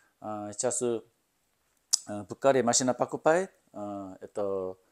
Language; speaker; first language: Russian; non-native, learner; Korean